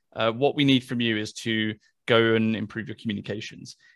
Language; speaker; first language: English; native; English